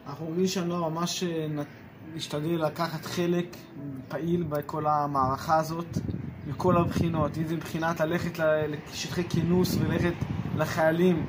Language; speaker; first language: Hebrew; native; Hebrew